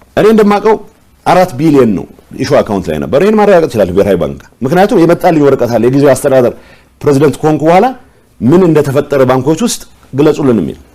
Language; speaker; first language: Amharic; non-native, local second language; Tigrinya